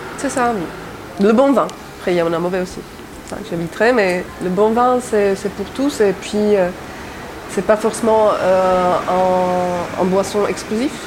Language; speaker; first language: French; non-native, fluent; Czech